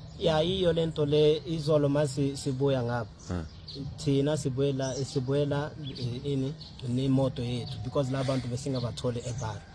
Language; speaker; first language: Zulu; non-native, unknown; Nyanja